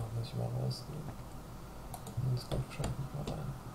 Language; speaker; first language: German; native; German